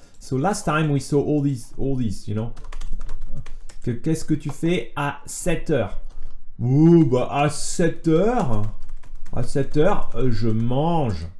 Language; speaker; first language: French; native; French